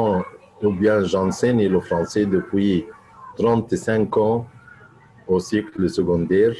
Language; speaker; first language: French; non-native, fluent; Arabic